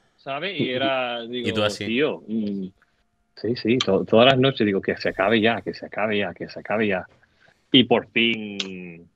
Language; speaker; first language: Spanish; non-native, fluent; English